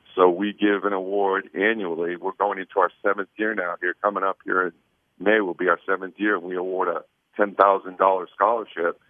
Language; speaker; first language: English; native; English